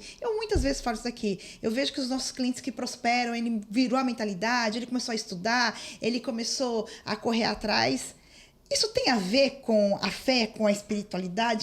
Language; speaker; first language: Portuguese; native; Portuguese